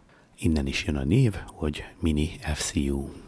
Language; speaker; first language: Hungarian; native; Hungarian